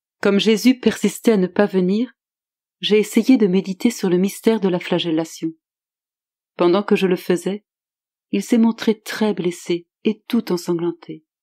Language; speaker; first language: French; native; French